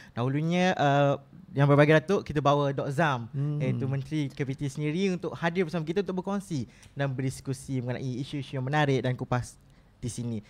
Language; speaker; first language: Malay; native; Malay